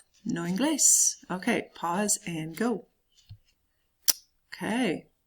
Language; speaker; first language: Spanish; non-native, fluent; English